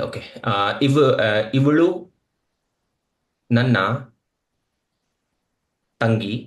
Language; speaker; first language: Kannada; non-native, learner; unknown